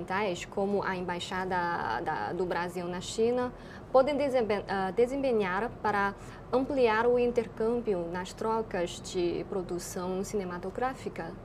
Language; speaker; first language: Portuguese; non-native, fluent; Chinese